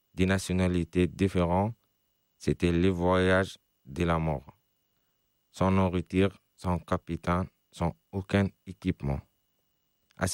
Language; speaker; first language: French; non-native, local second language; Arabic